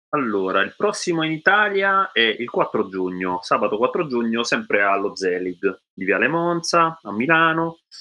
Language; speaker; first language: Italian; native; Italian